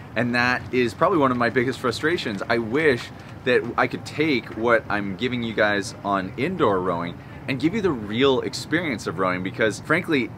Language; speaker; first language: English; native; English